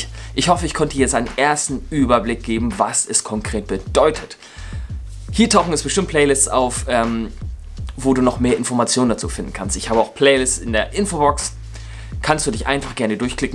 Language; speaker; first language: German; native; German